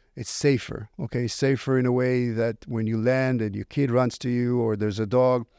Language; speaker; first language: English; non-native, fluent; Hebrew